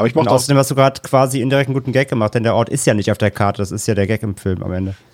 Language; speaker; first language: German; native; German